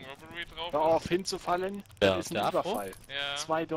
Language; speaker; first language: German; native; German